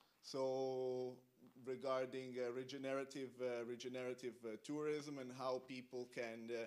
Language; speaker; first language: English; non-native, fluent; Italian